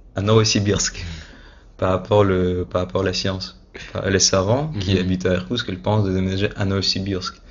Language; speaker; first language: French; non-native, fluent; Russian